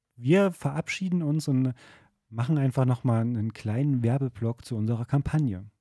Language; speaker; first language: German; native; German